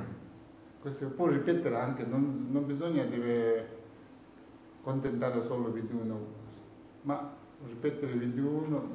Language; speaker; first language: Italian; non-native, learner; Tibetan